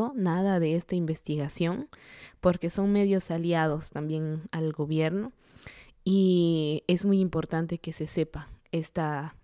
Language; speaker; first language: Spanish; non-native, local second language; Kaqchikel